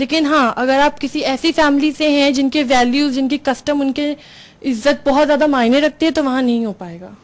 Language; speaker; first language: Hindi; native; Hindi